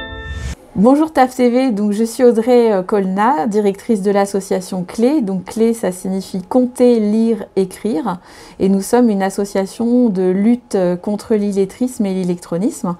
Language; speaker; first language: French; native; French